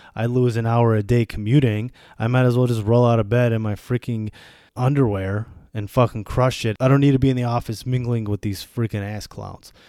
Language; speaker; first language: English; early bilingual, other home language; Bosnian